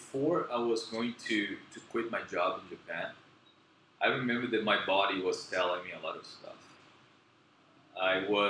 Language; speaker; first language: English; non-native, fluent; Portuguese